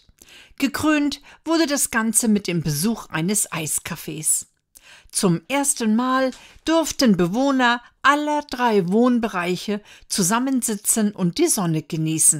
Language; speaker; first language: German; native; German